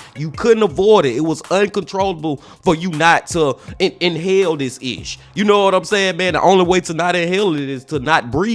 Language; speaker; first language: English; native; English